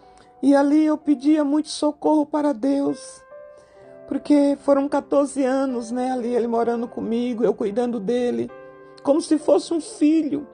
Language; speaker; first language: Portuguese; native; Portuguese